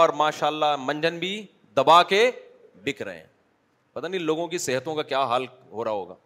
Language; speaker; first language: Urdu; native; Urdu